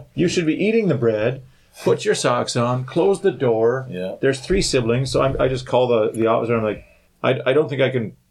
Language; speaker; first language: English; native; English